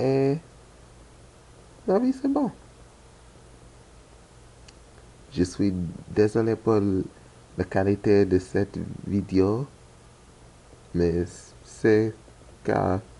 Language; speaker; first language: French; non-native, learner; English